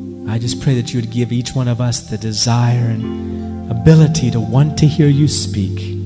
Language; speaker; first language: English; native; English